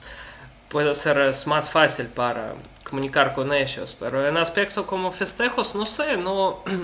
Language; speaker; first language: Spanish; non-native, learner; Russian